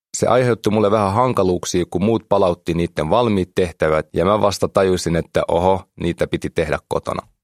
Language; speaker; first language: Finnish; early bilingual, other home language; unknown